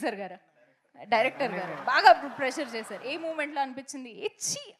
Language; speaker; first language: Telugu; native; Telugu